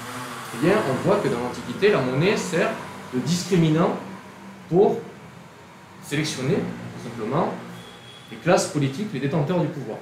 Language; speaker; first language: French; native; French